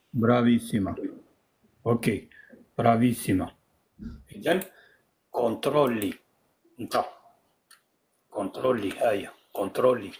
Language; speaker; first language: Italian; non-native, fluent; Arabic